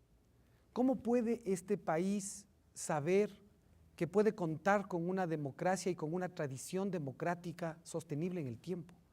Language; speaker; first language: Spanish; native; Spanish